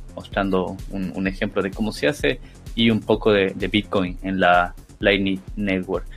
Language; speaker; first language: Spanish; native; Spanish